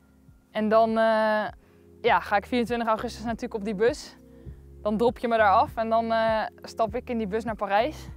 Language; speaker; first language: Dutch; native; Dutch